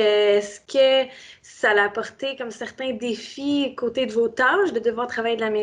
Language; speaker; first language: French; native; French